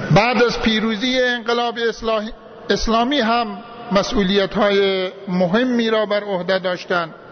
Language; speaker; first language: Persian; native; Persian